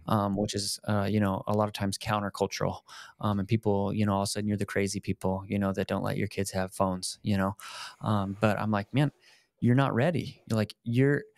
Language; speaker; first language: English; native; English